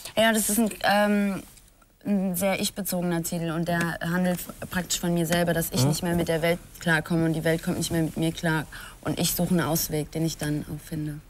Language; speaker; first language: German; early bilingual, other home language; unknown